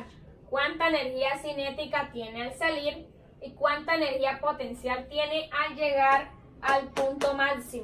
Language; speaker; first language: Spanish; native; Spanish